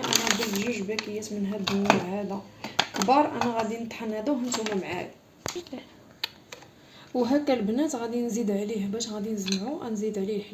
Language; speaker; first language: Arabic; native; Arabic